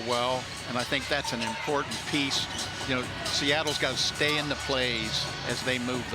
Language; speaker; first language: English; native; English